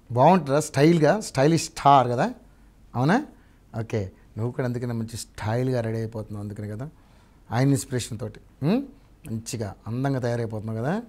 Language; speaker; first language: Telugu; native; Telugu